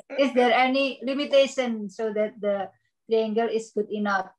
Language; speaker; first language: English; non-native, learner; Indonesian